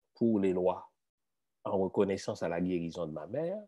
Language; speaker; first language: French; native; French